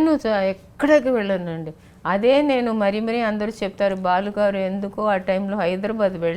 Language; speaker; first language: Telugu; non-native, local second language; Tamil